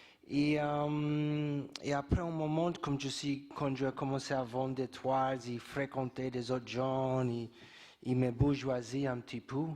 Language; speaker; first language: French; non-native, fluent; English